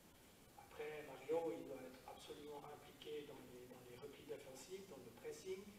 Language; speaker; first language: French; native; French